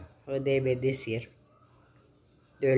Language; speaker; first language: Spanish; non-native, learner; French